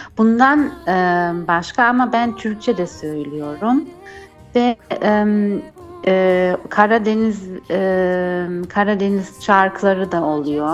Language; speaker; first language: Turkish; early bilingual, heritage; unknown